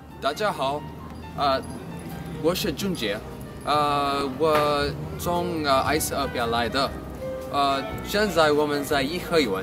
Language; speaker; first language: Chinese; non-native, learner; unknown